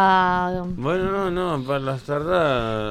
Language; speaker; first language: Catalan; non-native, local second language; Spanish